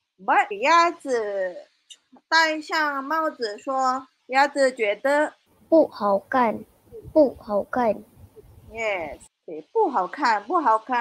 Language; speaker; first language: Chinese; non-native, fluent; Malay